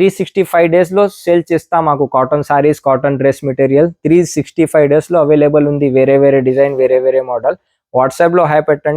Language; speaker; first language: Telugu; non-native, local second language; Urdu